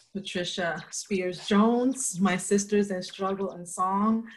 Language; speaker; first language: English; early bilingual, other home language; Spanish